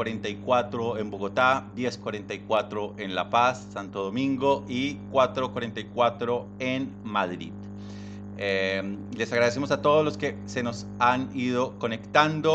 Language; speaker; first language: Spanish; native; Spanish